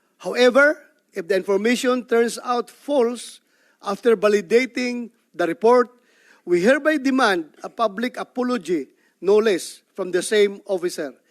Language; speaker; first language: English; non-native, local second language; Cebuano